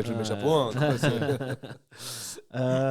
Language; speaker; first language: French; native; French